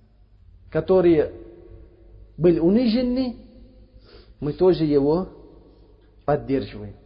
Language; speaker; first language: Russian; non-native, learner; Uzbek